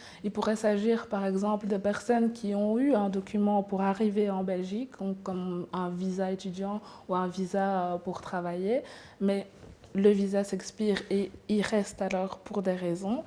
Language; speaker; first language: French; native; French